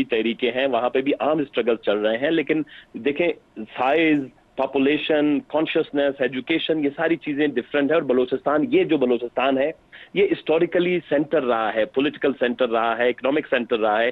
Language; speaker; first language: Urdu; non-native, local second language; Baluchi